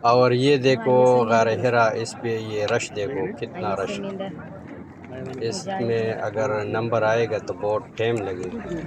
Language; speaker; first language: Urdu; non-native, local second language; Pashto